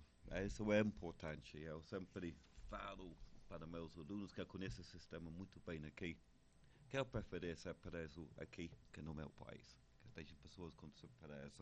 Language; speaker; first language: Portuguese; non-native, fluent; English